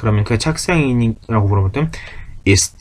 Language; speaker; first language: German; non-native, fluent; Korean